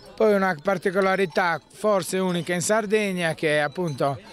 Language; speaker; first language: Italian; native; Italian